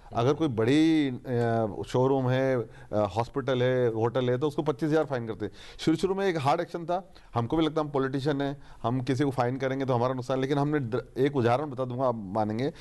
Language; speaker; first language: Hindi; native; Hindi